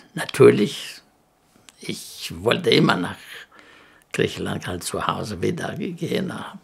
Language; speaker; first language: German; non-native, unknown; Greek